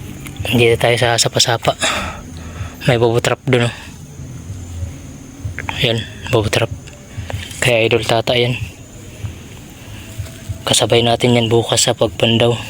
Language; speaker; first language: Filipino; native; Filipino